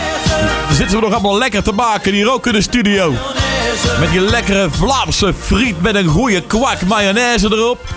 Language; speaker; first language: Dutch; native; Dutch